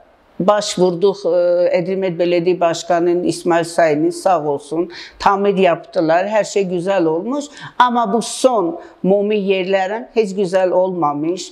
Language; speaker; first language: Turkish; non-native, learner; Armenian